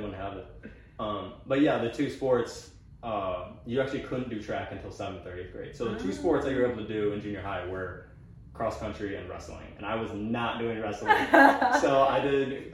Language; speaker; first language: English; native; English